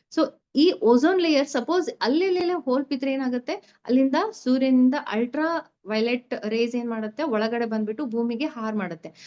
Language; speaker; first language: Kannada; native; Kannada